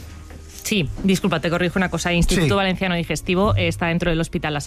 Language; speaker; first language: Spanish; native; Spanish